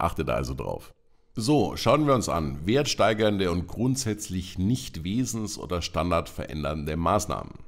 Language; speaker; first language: German; native; German